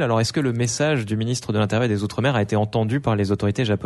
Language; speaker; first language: French; native; French